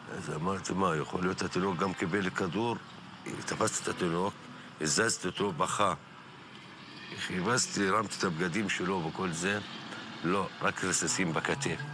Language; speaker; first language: Hebrew; non-native, local second language; Arabic